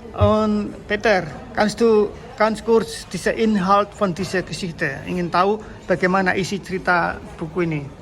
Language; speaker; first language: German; non-native, learner; Indonesian